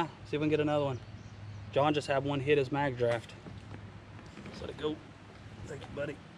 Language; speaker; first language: English; native; English